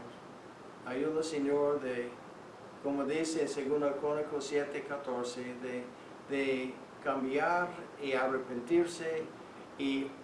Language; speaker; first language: Spanish; non-native, fluent; English